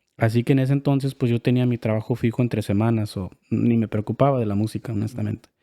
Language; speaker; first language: Spanish; early bilingual, heritage; Spanish